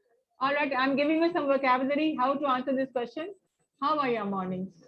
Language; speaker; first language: English; non-native, fluent; Hindi